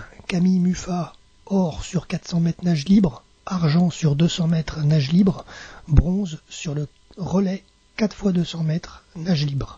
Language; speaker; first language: French; native; French